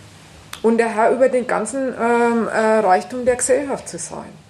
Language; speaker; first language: German; native; German